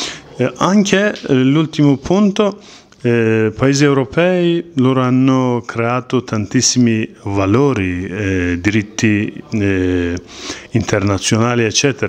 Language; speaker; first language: Italian; non-native, learner; Kurdish